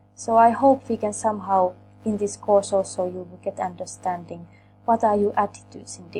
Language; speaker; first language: English; non-native, fluent; Finnish